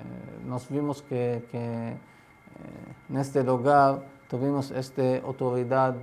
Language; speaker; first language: Spanish; non-native, learner; Arabic